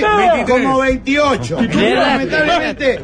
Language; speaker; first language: Spanish; native; Spanish